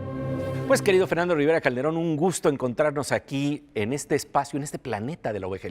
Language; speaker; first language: Spanish; native; Spanish